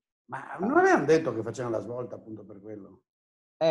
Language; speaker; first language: Italian; native; Italian